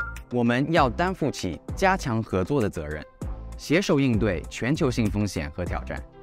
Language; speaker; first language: Chinese; native; Chinese